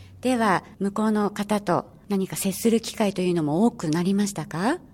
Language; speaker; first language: Japanese; native; Japanese